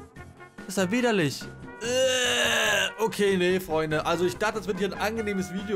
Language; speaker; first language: German; native; German